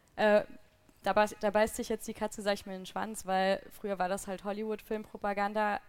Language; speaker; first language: German; native; German